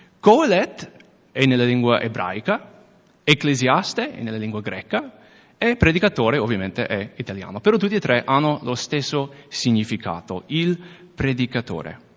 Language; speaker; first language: Italian; non-native, fluent; English